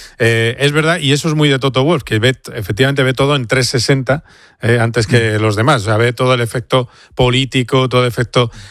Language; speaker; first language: Spanish; native; Spanish